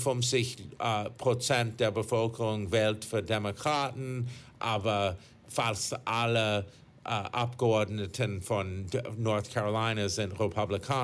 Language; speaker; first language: German; non-native, fluent; English